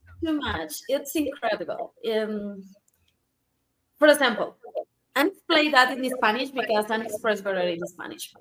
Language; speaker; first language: English; non-native, learner; Spanish